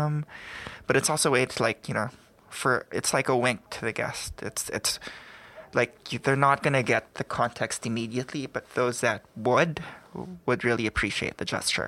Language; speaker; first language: English; non-native, local second language; Filipino